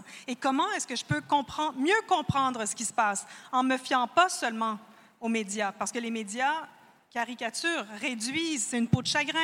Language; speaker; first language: French; native; French